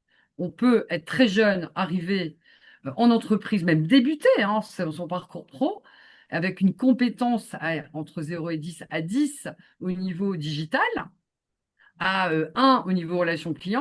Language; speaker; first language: French; native; French